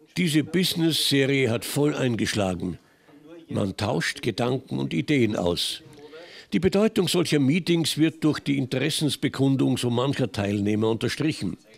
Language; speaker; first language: German; native; German